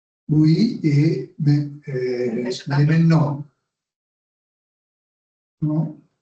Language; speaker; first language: French; non-native, fluent; Spanish